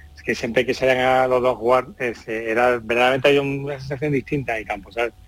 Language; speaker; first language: Spanish; native; Spanish